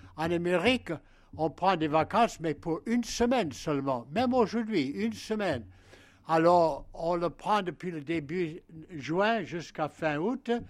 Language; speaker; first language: French; non-native, fluent; English